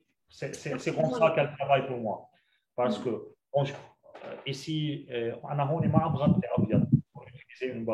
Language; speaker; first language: French; non-native, local second language; Arabic